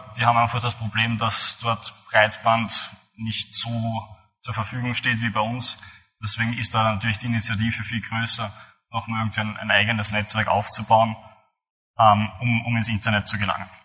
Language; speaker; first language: German; native; German